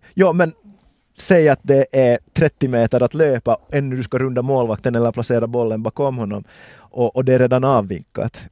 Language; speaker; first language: Swedish; native; Swedish